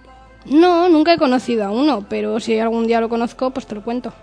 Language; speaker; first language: Spanish; native; Spanish